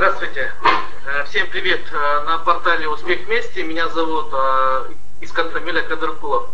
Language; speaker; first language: Russian; non-native, local second language; Kyrgyz